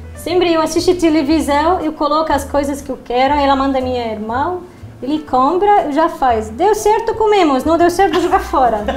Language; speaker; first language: Portuguese; non-native, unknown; Arabic